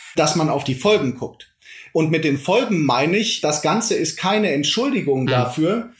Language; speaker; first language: German; native; German